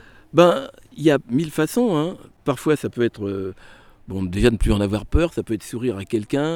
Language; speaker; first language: French; native; French